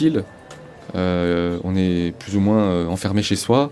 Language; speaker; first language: French; native; French